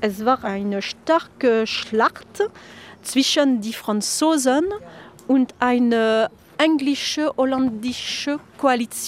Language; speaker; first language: German; non-native, fluent; French